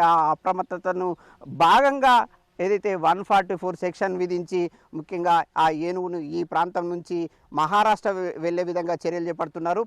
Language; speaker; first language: Telugu; native; Telugu